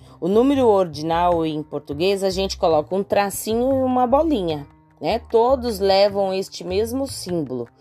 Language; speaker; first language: Portuguese; native; Portuguese